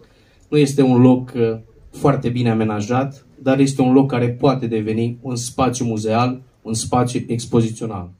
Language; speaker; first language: Romanian; native; Romanian